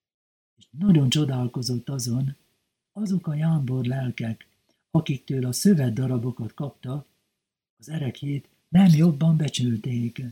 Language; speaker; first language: Hungarian; native; Hungarian